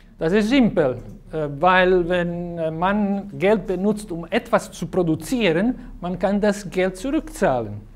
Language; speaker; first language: German; non-native, fluent; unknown